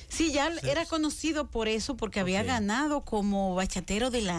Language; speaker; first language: Spanish; native; Spanish